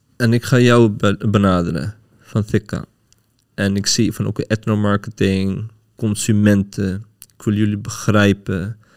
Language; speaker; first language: Dutch; early bilingual, other home language; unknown